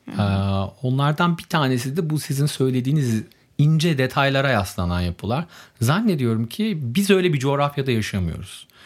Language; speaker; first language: Turkish; early bilingual, heritage; Turkish